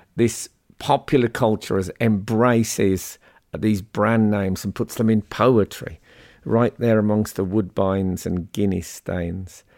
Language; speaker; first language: English; native; English